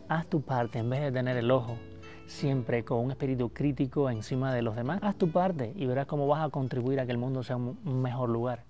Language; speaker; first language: Spanish; native; Spanish